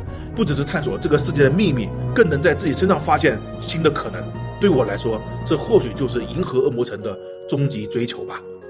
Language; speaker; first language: Chinese; native; Chinese